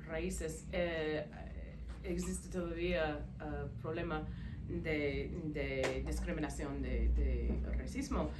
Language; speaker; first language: Spanish; non-native, fluent; English